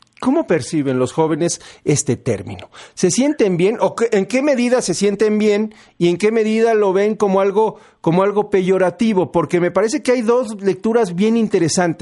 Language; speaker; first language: Spanish; native; Spanish